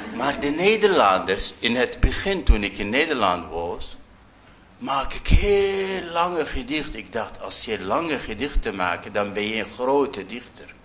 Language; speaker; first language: Dutch; non-native, fluent; Arabic